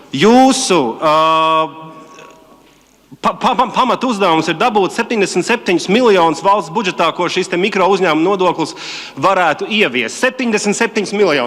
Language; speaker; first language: Latvian; native; Latvian